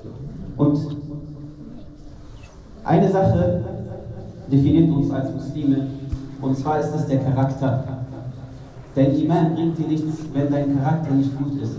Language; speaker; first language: German; native; German